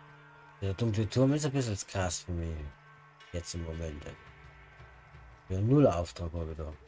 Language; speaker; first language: German; native; German